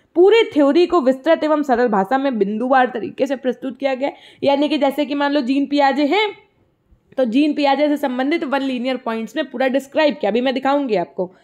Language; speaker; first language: Hindi; native; Hindi